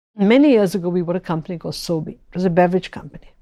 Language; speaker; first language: English; non-native, local second language; Tamil